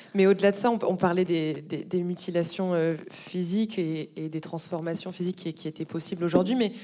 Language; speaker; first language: French; native; French